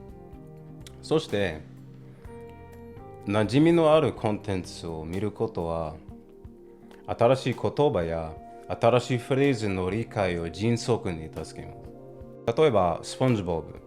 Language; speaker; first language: Japanese; non-native, learner; English